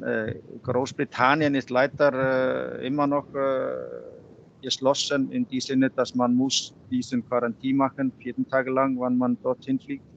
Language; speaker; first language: German; non-native, fluent; Icelandic